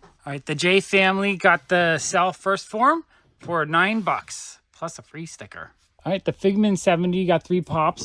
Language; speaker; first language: English; native; English